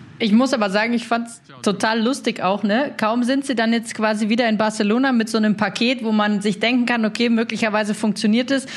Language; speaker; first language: German; native; German